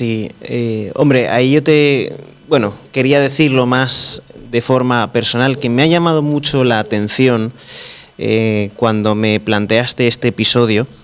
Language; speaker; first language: Spanish; native; Spanish